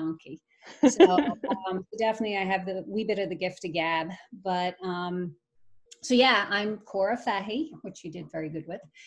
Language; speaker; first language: English; native; English